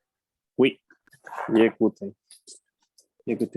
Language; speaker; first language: French; non-native, learner; Spanish